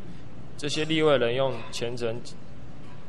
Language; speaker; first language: Chinese; native; Chinese